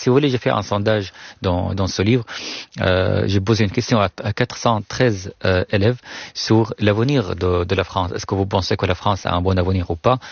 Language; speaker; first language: French; non-native, fluent; Arabic